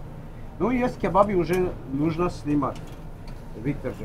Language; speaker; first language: Russian; non-native, fluent; Armenian